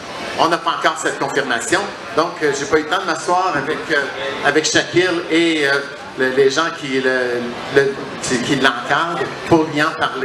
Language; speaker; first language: French; native; French